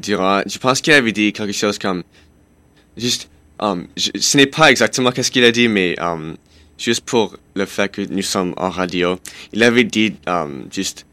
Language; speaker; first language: French; non-native, local second language; English